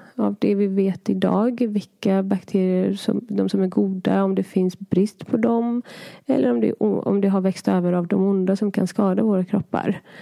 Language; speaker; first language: Swedish; early bilingual, other home language; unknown